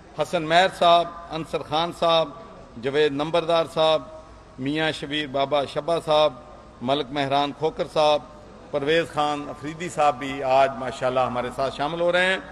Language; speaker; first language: Urdu; non-native, local second language; Punjabi